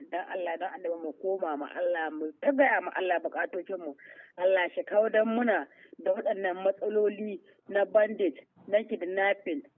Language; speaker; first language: Hausa; native; Hausa